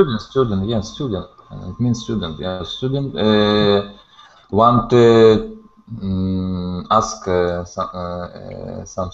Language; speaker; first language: English; non-native, learner; Spanish